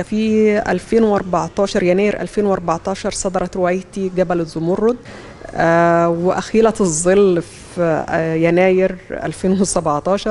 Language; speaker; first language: Arabic; native; Arabic